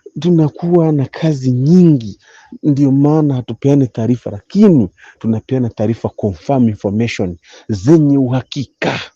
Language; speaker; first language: Swahili; non-native, local second language; Kinyarwanda